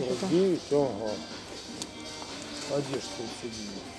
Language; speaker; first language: Russian; non-native, local second language; Ukrainian